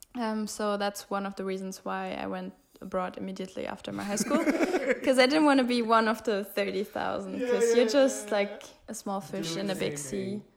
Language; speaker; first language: English; non-native, fluent; German